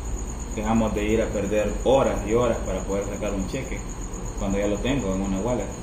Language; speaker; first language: Spanish; native; Spanish